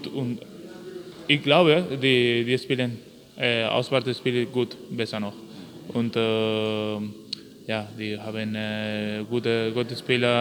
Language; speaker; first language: German; non-native, learner; Spanish